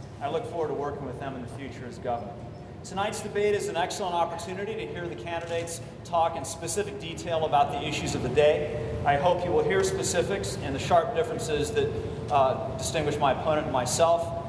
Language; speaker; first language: English; native; English